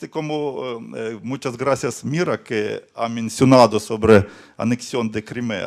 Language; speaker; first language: Spanish; non-native, learner; Ukrainian